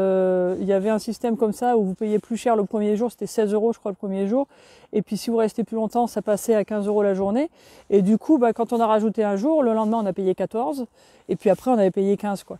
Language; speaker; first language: French; native; French